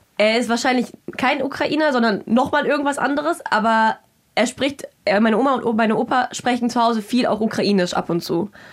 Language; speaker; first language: German; early bilingual, other home language; Russian